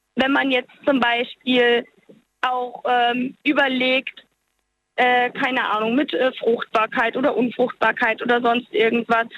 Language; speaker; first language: German; native; German